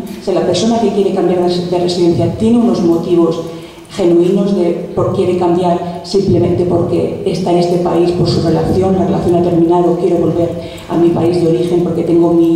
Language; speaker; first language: Spanish; native; Spanish